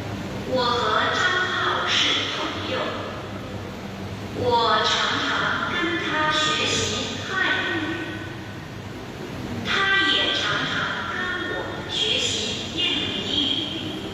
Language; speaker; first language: Chinese; non-native, learner; Indonesian